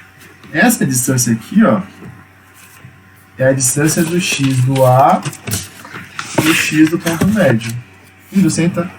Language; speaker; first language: Portuguese; native; Portuguese